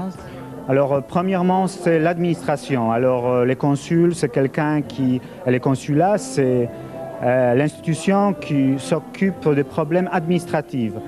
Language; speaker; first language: French; non-native, fluent; Polish